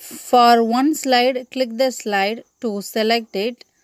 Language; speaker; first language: English; non-native, local second language; Tamil